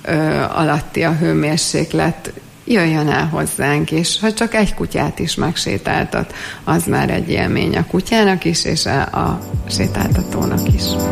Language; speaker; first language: Hungarian; native; Hungarian